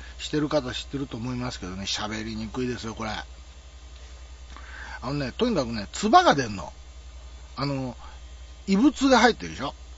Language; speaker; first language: Japanese; native; Japanese